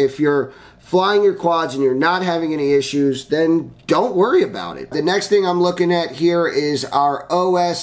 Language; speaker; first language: English; native; English